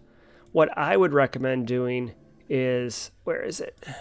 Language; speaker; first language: English; native; English